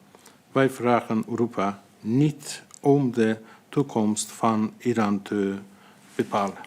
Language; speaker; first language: Dutch; non-native, fluent; Azerbaijani